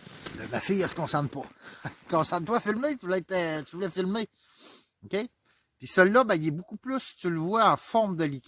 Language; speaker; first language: French; native; French